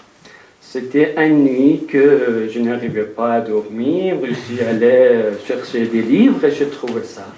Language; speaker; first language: French; non-native, fluent; Persian